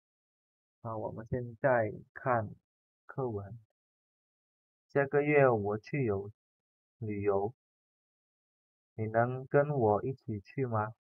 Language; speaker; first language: Chinese; non-native, fluent; Indonesian